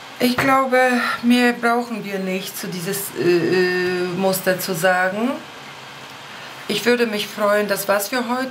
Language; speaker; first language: German; non-native, fluent; Polish